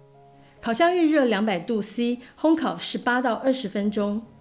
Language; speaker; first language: Chinese; native; Chinese